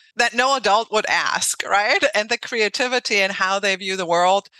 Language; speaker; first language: English; non-native, fluent; German